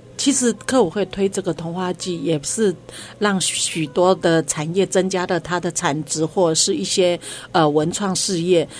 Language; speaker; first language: Chinese; non-native, local second language; Hakka Chinese